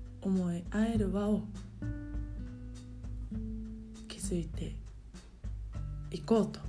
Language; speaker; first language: Japanese; native; Japanese